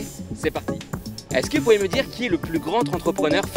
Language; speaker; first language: French; native; French